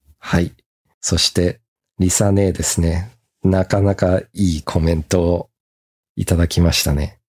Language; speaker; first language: Japanese; early bilingual, heritage; Japanese